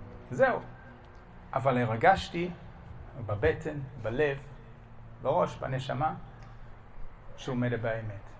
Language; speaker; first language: Hebrew; non-native, fluent; German